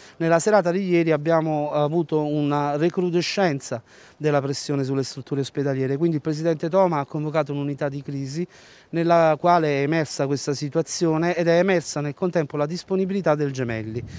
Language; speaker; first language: Italian; native; Italian